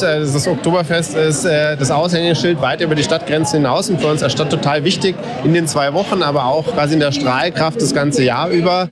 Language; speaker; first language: German; native; German